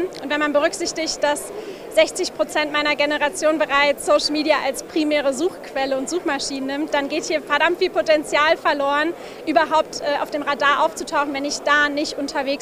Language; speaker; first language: German; native; German